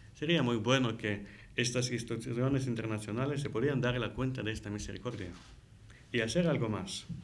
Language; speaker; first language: Spanish; non-native, fluent; Ukrainian